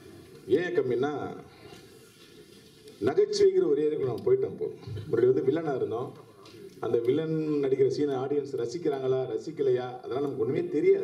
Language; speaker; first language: Tamil; native; Tamil